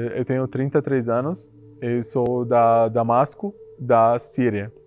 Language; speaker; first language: Portuguese; non-native, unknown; Arabic